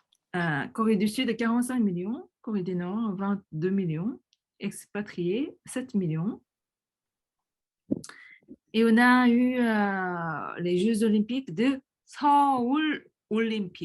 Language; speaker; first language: French; early bilingual, other home language; Korean